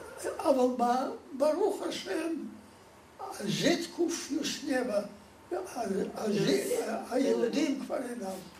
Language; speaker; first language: Hebrew; non-native, fluent; Polish